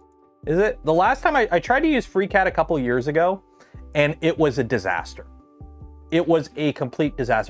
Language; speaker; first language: English; native; English